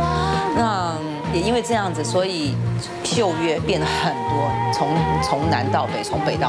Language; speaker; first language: Chinese; native; Chinese